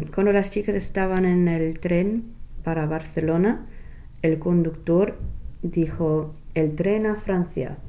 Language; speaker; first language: Spanish; non-native, learner; English